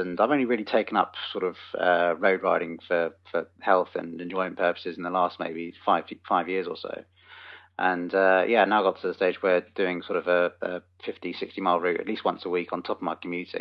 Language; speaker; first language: English; native; English